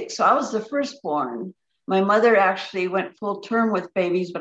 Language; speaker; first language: English; native; English